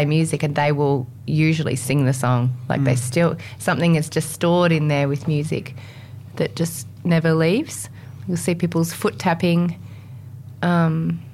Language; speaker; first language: English; native; English